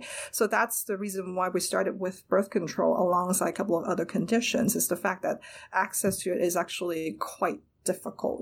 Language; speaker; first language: English; non-native, local second language; Cantonese